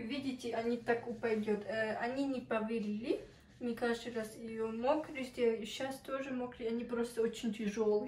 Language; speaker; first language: Russian; early bilingual, heritage; Russian